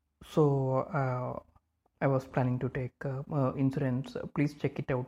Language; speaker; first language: English; non-native, local second language; Telugu